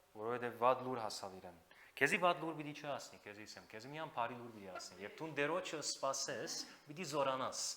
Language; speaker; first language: Armenian; native; Armenian